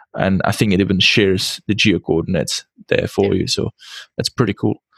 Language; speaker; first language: English; non-native, fluent; Czech